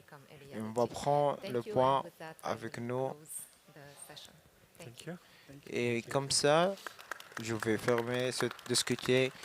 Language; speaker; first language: French; non-native, learner; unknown